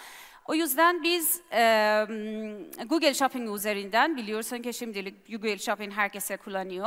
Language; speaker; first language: Turkish; non-native, learner; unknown